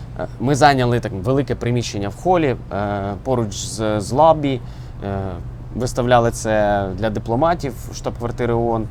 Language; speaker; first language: Ukrainian; native; Ukrainian